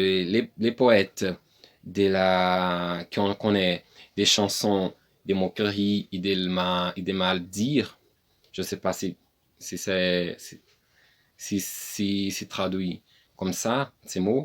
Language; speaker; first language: French; non-native, learner; Portuguese